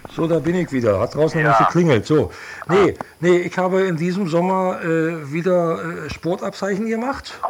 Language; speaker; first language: German; native; German